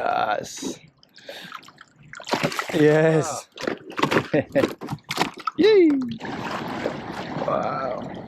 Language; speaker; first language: English; non-native, learner; French